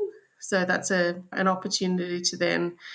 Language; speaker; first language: English; native; English